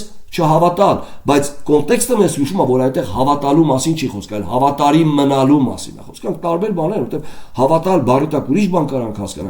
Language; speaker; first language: Armenian; native; Armenian